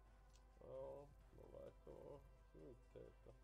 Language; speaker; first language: Swedish; native; Swedish